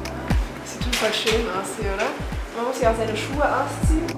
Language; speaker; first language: German; native; German